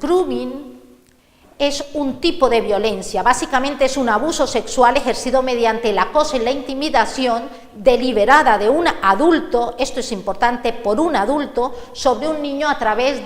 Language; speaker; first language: Spanish; native; Spanish